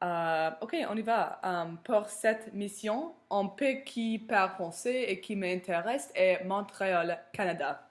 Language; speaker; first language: French; non-native, learner; English